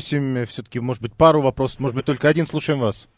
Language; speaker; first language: Russian; native; Russian